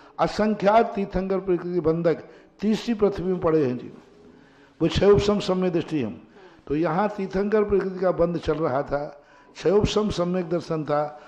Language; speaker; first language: Hindi; native; Hindi